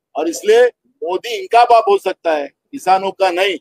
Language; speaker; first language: Hindi; non-native, local second language; Marathi